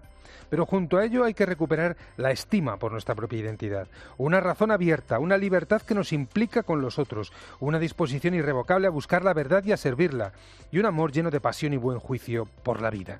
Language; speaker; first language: Spanish; native; Spanish